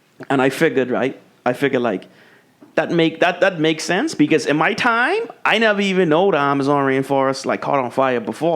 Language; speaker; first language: English; native; English